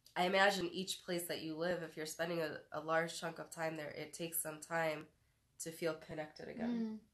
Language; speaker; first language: English; native; English